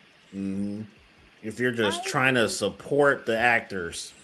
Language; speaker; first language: English; native; English